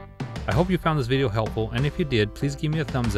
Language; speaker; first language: English; native; English